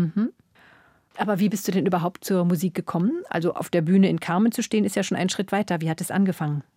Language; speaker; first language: German; native; German